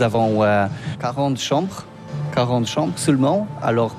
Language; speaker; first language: French; non-native, learner; Polish